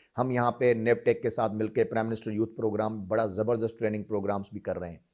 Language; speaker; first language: Urdu; non-native, local second language; Sindhi